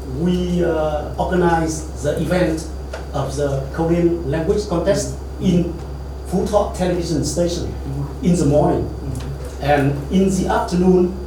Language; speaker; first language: English; non-native, learner; Vietnamese